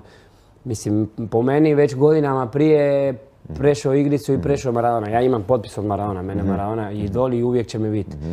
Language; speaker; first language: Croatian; non-native, fluent; Spanish